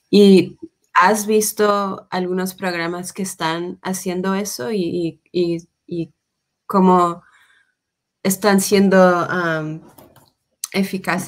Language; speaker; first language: Spanish; non-native, fluent; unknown